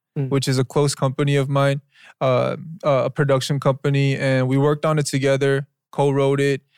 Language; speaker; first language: English; early bilingual, other home language; Korean